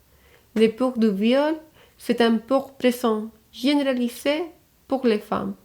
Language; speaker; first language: French; non-native, fluent; Spanish